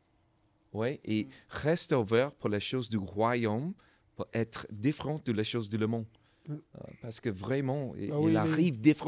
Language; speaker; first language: French; non-native, learner; English